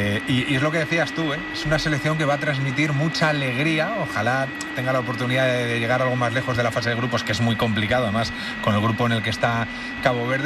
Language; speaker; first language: Spanish; native; Spanish